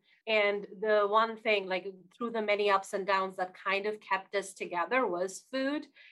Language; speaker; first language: English; non-native, local second language; Bangla